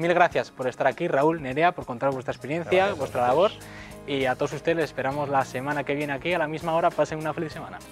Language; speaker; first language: Spanish; native; Spanish